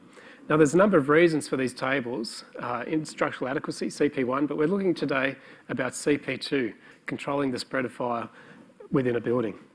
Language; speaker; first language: English; native; English